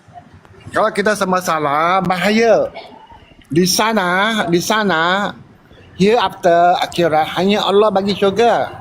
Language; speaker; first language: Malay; non-native, local second language; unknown